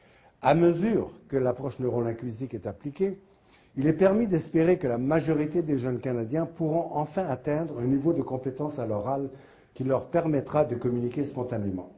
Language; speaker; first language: French; native; French